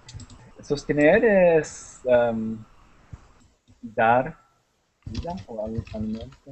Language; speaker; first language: Spanish; non-native, learner; English